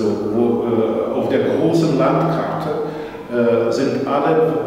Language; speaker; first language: German; non-native, fluent; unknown